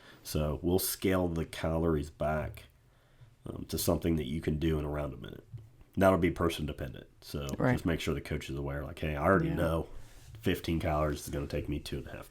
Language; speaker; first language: English; native; English